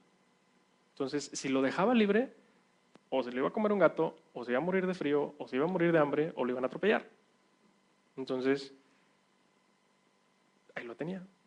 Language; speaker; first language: Spanish; native; Spanish